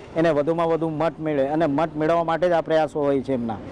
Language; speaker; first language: Gujarati; native; Gujarati